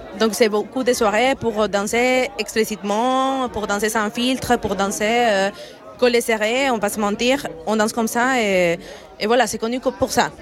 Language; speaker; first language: French; non-native, fluent; Spanish